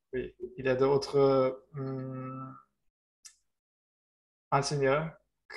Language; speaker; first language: French; non-native, learner; German